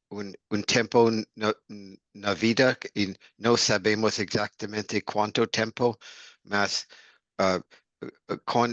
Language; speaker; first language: Portuguese; non-native, learner; English